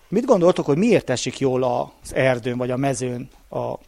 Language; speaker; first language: Hungarian; native; Hungarian